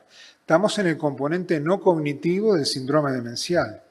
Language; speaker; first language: Spanish; native; Spanish